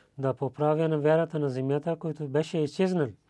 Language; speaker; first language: Bulgarian; non-native, learner; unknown